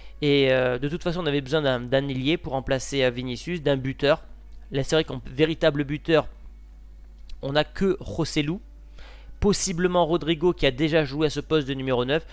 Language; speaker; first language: French; native; French